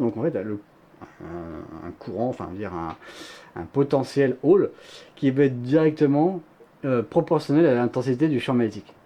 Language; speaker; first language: French; native; French